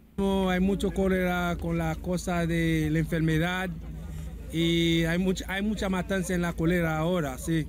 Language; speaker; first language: Spanish; non-native, learner; Haitian Creole